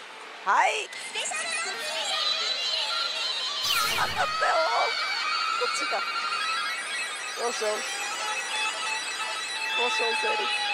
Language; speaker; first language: Japanese; native; Japanese